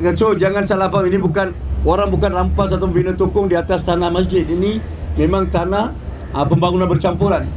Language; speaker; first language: Malay; non-native, local second language; Tamil